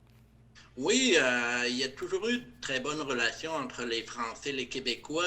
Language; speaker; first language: French; native; French